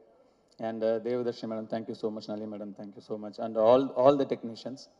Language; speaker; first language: Tamil; native; Tamil